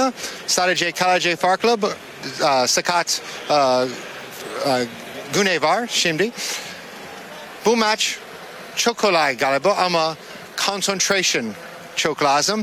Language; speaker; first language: Turkish; non-native, learner; English